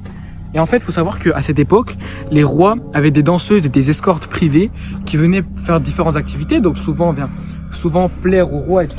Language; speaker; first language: French; native; French